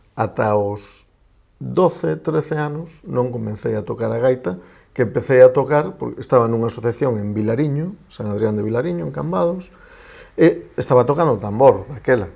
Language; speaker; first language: Galician; non-native, local second language; Spanish